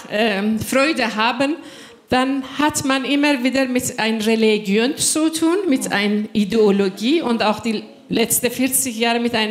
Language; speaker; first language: German; non-native, fluent; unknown